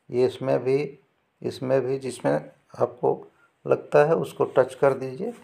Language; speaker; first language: Hindi; native; Hindi